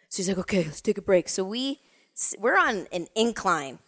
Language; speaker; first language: English; native; English